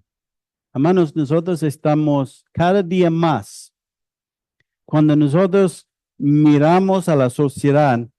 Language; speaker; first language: Spanish; non-native, fluent; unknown